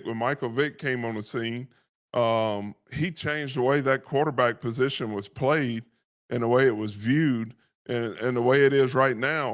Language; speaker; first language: English; native; English